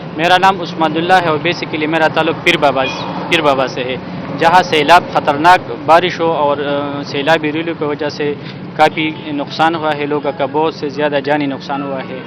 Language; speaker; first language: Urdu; non-native, local second language; Pashto